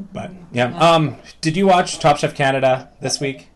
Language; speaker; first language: English; native; English